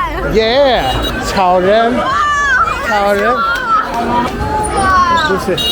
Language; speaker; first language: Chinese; non-native, learner; English